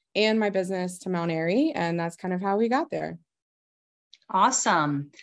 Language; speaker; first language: English; native; English